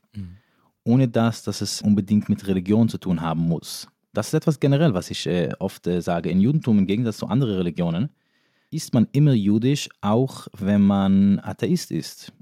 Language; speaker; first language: German; non-native, fluent; Yiddish